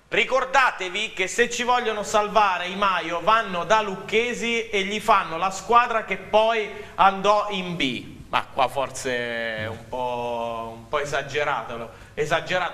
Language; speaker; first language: Italian; native; Italian